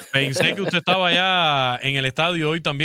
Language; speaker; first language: Spanish; native; Spanish